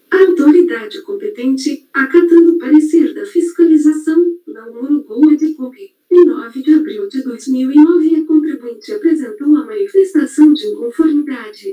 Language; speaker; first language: Portuguese; native; Portuguese